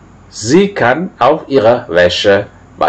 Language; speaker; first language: German; non-native, fluent; Indonesian